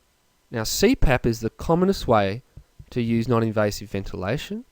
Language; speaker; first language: English; native; English